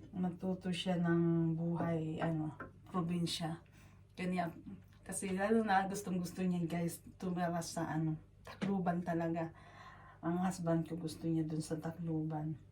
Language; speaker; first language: Filipino; non-native, local second language; Waray